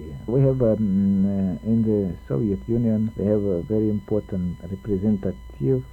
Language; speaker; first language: English; non-native, learner; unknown